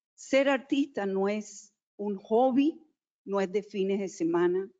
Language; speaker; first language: Spanish; native; Spanish